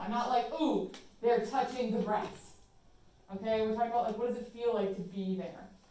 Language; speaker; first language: English; native; English